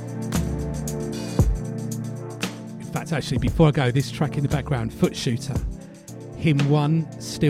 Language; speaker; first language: English; native; English